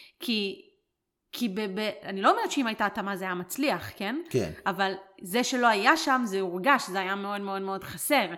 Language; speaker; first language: Hebrew; native; Hebrew